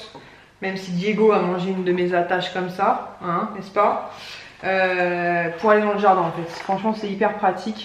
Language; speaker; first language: French; native; French